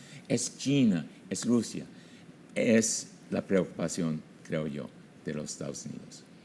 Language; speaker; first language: Spanish; non-native, fluent; English